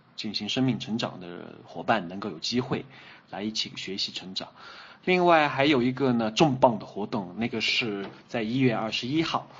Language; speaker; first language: Chinese; native; Chinese